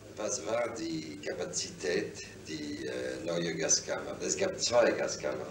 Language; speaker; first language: German; non-native, fluent; French